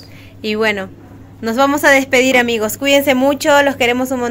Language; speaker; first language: Spanish; native; Spanish